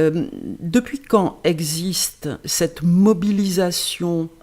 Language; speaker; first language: French; native; French